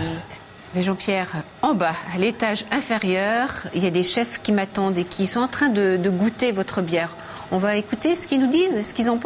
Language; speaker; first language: French; native; French